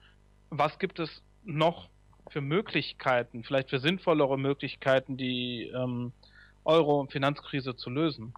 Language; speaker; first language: German; native; German